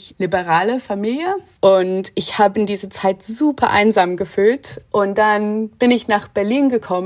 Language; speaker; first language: German; non-native, fluent; English